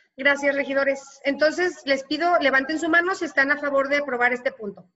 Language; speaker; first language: Spanish; native; Spanish